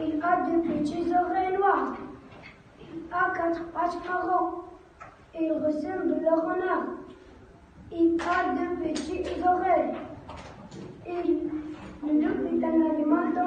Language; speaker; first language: French; non-native, learner; Arabic